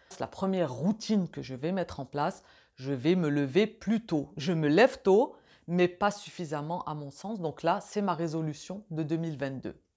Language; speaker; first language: French; native; French